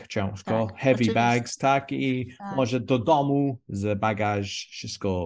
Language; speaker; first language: Polish; non-native, learner; English